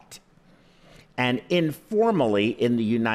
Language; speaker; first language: English; native; English